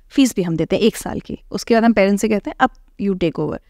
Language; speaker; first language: Hindi; native; Hindi